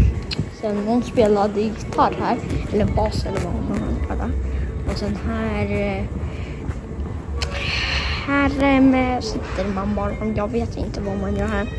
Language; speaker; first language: Swedish; early bilingual, other home language; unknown